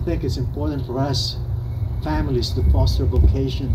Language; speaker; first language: English; non-native, local second language; Filipino